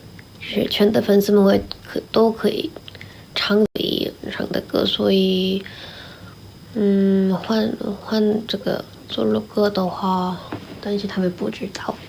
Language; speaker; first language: Chinese; non-native, learner; Korean